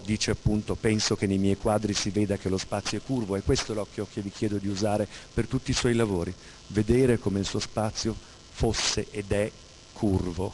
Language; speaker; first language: Italian; native; Italian